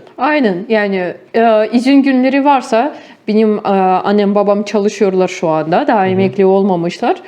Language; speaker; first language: Turkish; non-native, fluent; Ukrainian